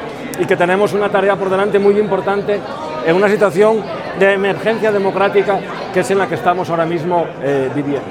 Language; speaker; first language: Spanish; native; Spanish